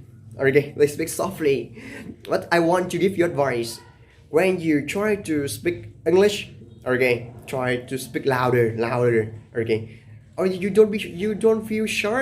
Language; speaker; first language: English; non-native, learner; Vietnamese